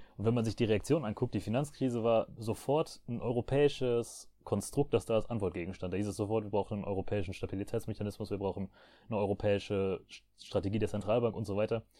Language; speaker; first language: German; native; German